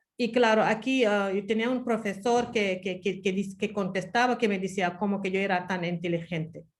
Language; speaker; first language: Spanish; non-native, fluent; Wolof